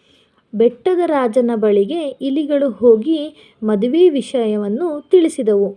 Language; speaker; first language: Kannada; native; Kannada